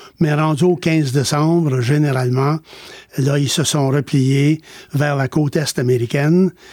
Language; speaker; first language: French; native; French